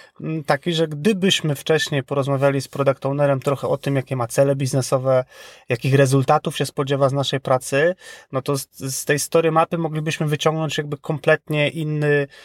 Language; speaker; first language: Polish; native; Polish